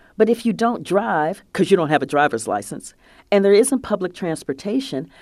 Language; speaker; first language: English; native; English